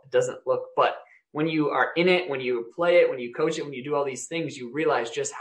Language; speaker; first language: English; native; English